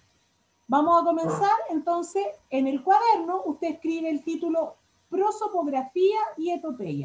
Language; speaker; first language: Spanish; native; Spanish